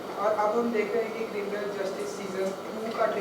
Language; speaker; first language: Hindi; native; Hindi